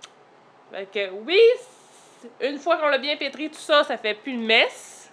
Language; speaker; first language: French; native; French